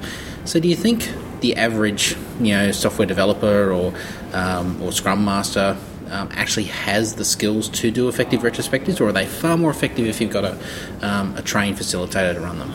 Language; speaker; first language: English; native; English